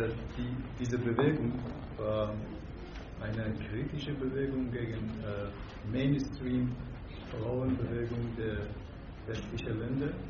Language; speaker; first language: German; non-native, fluent; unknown